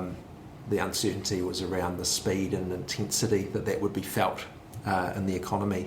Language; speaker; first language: English; native; English